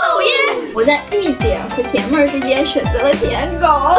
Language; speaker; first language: Chinese; native; Chinese